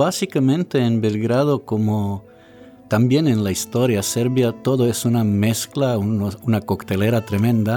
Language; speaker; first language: Spanish; non-native, fluent; Serbian